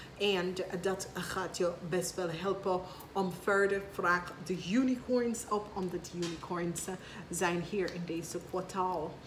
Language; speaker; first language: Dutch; non-native, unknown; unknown